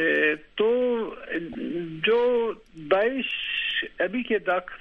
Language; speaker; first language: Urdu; non-native, learner; Turkish